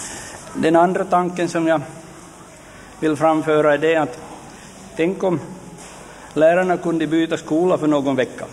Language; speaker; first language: Swedish; native; Swedish